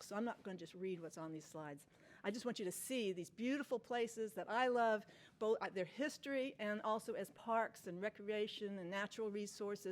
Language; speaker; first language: English; native; English